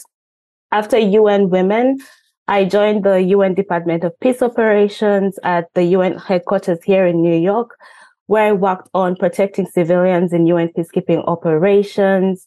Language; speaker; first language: English; non-native, local second language; Ganda